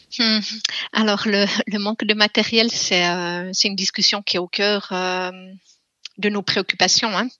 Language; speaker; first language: French; native; French